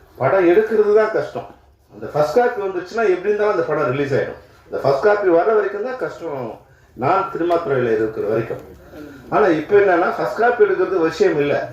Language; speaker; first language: Tamil; native; Tamil